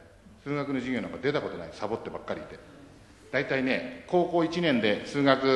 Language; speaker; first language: Japanese; native; Japanese